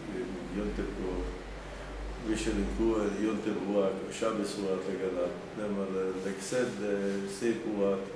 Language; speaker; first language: Hungarian; early bilingual, heritage; Hungarian